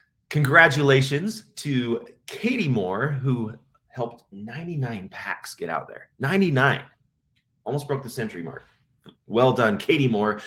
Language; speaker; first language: English; native; English